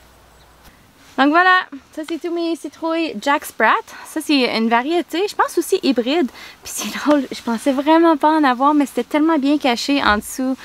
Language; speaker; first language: French; native; French